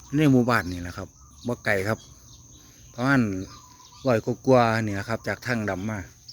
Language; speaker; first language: Thai; native; Thai